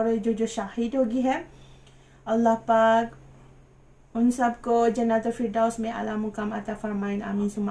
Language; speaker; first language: Hindi; non-native, learner; Malay